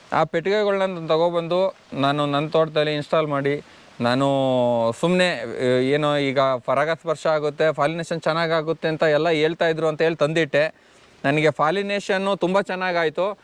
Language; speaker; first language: Kannada; native; Kannada